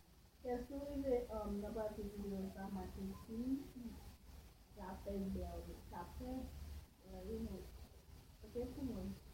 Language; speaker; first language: French; non-native, learner; Haitian Creole